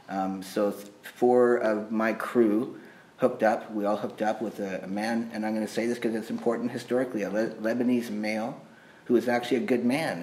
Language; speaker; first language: English; native; English